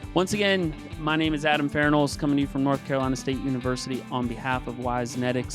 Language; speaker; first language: English; native; English